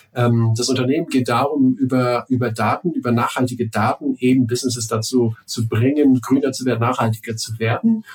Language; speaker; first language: German; native; German